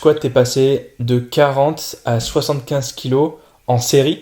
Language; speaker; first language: French; native; French